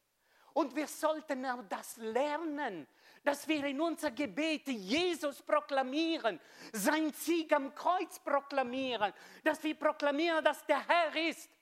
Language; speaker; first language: German; non-native, fluent; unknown